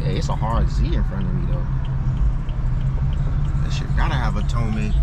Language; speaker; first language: English; native; English